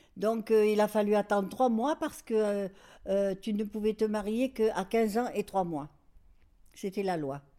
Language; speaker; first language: French; native; French